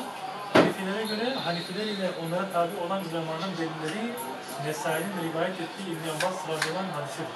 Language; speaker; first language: Turkish; native; Turkish